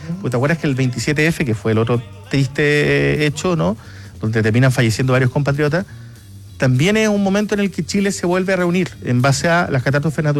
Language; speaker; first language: Spanish; native; Spanish